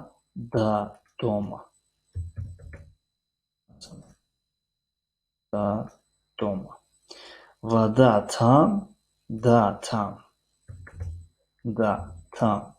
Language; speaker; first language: Russian; non-native, fluent; Tajik